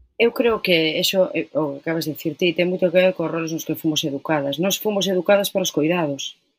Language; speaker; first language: Galician; non-native, local second language; Spanish